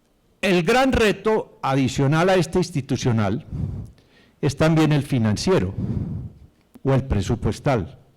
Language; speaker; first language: Spanish; native; Spanish